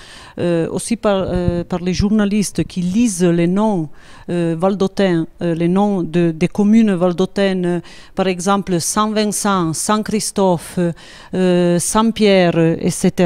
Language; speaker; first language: French; non-native, local second language; Italian